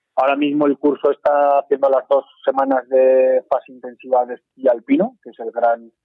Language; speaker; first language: Spanish; native; Spanish